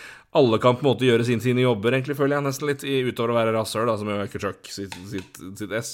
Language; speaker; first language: Norwegian; native; Norwegian